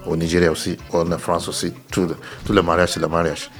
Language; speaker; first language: French; non-native, learner; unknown